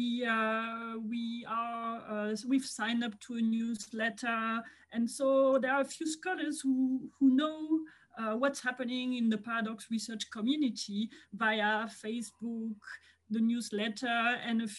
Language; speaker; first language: English; non-native, fluent; French